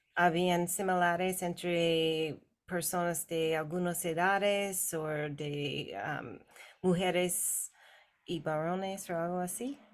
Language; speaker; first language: Spanish; non-native, learner; English